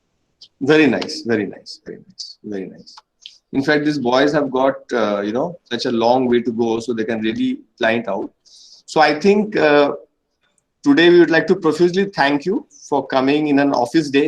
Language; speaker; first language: English; non-native, local second language; Bangla